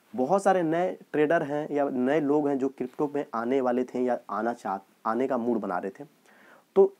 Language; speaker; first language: Hindi; native; Hindi